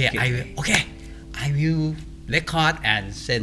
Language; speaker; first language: English; non-native, learner; Thai